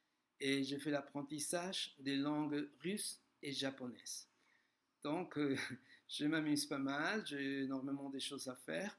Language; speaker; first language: French; non-native, fluent; Spanish